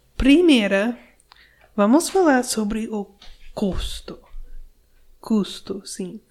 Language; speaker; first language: Portuguese; non-native, learner; English